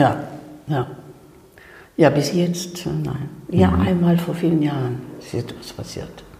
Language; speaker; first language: German; non-native, fluent; Spanish